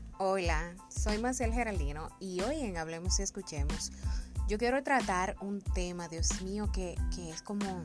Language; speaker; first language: Spanish; native; Spanish